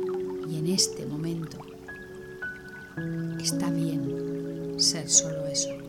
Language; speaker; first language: Spanish; native; Spanish